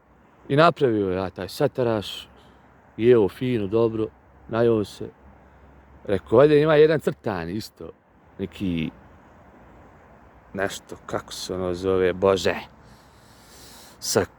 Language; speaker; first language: Bosnian; native; Bosnian